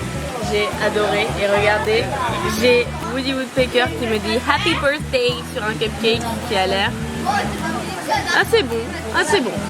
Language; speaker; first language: French; native; French